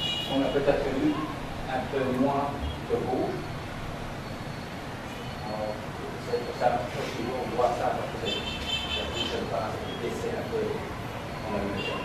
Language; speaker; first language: French; non-native, learner; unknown